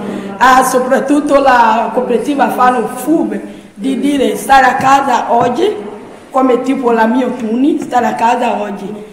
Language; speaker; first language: Italian; non-native, learner; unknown